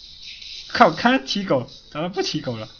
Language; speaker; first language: Chinese; native; Chinese